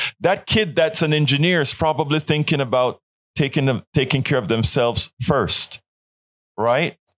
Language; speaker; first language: English; non-native, fluent; Spanish